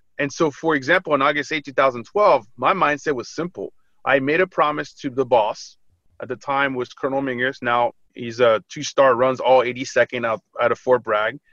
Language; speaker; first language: English; early bilingual, other home language; French